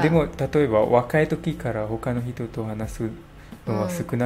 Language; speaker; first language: Japanese; non-native, learner; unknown